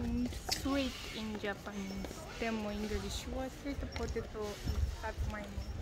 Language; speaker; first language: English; non-native, learner; Japanese